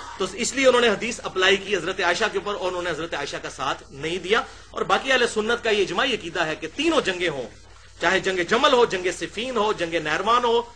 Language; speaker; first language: Urdu; non-native, local second language; Punjabi